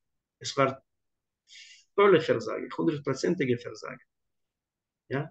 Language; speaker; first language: German; non-native, fluent; Hebrew